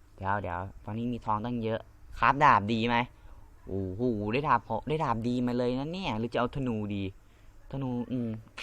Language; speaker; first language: Thai; non-native, local second language; Lao